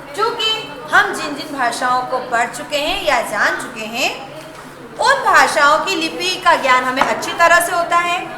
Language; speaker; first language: Hindi; native; Hindi